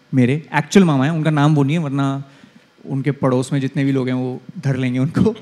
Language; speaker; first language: Hindi; native; Hindi